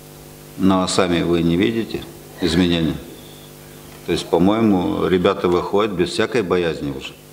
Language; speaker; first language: Russian; native; Russian